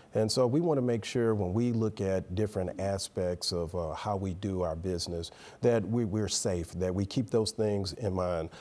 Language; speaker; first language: English; native; English